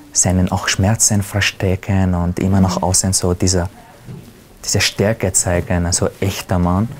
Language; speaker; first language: German; non-native, fluent; Arabic